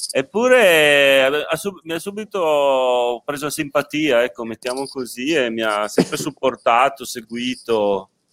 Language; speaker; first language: Italian; native; Italian